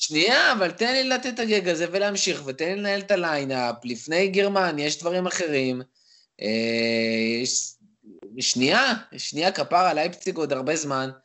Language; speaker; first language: Hebrew; native; Hebrew